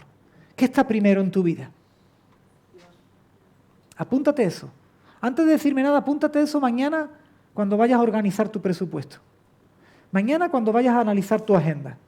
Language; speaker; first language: Spanish; native; Spanish